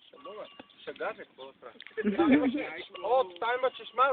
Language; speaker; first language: Bulgarian; native; Bulgarian